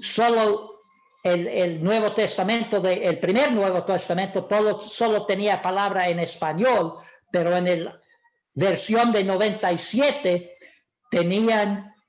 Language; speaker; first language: Spanish; non-native, fluent; English